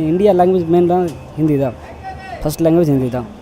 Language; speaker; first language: Tamil; non-native, learner; Hindi